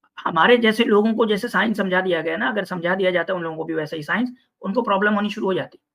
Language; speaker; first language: Hindi; native; Hindi